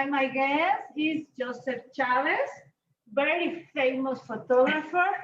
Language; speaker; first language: English; non-native, learner; Spanish